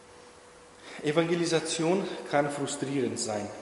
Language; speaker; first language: German; non-native, fluent; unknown